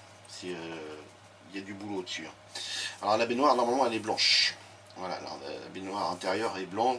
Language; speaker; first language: French; native; French